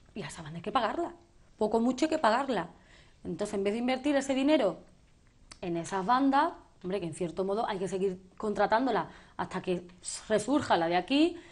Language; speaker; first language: Spanish; native; Spanish